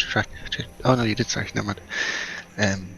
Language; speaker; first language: English; native; English